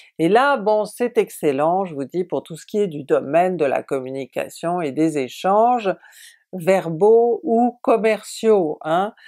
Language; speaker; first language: French; native; French